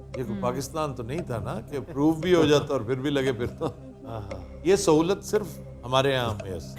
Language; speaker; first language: Urdu; native; Urdu